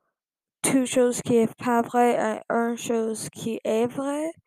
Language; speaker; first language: French; non-native, learner; English